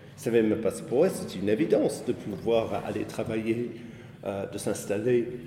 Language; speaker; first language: French; non-native, fluent; English